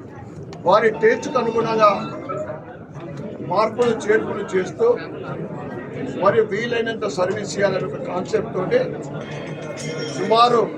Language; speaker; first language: Telugu; native; Telugu